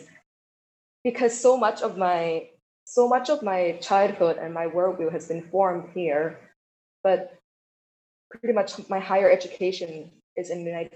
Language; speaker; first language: English; non-native, fluent; Thai